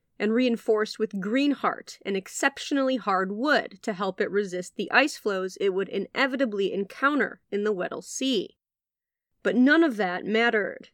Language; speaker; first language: English; native; English